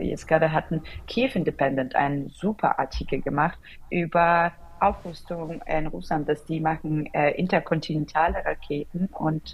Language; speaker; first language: German; non-native, fluent; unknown